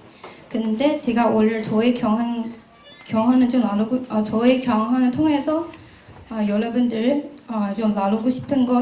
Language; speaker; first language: Korean; non-native, learner; Chinese